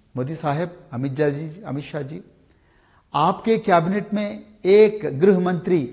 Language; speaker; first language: Hindi; non-native, local second language; Telugu